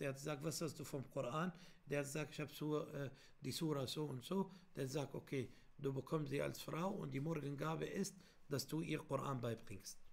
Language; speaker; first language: German; non-native, fluent; Arabic